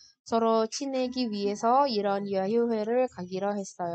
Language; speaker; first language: Korean; non-native, fluent; Indonesian